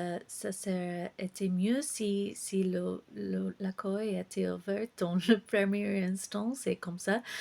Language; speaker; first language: French; non-native, fluent; English